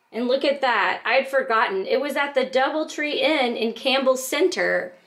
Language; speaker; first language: English; native; English